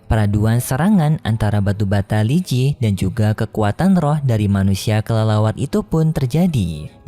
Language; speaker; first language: Indonesian; native; Indonesian